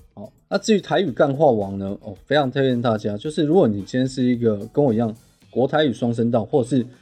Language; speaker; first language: Chinese; non-native, local second language; Min Nan Chinese